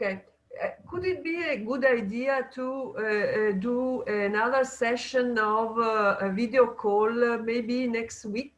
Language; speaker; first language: English; non-native, fluent; Italian